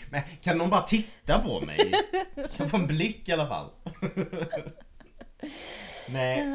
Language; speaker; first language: Swedish; native; Swedish